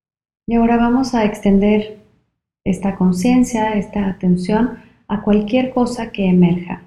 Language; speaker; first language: Spanish; native; Spanish